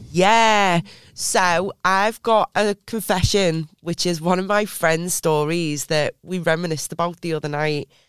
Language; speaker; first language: English; native; English